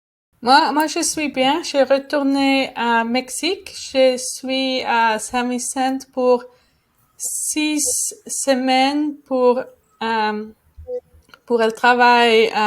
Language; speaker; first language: French; non-native, learner; Spanish